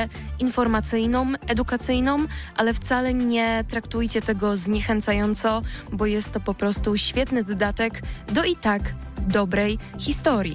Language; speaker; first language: Polish; native; Polish